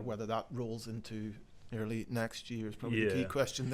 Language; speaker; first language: English; native; English